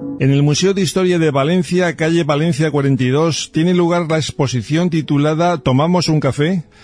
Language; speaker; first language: Spanish; native; Spanish